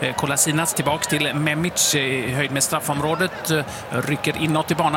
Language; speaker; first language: Swedish; native; Swedish